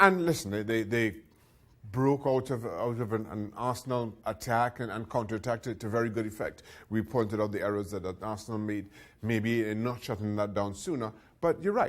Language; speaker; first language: English; native; English